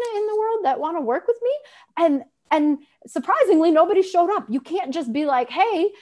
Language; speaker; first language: English; native; English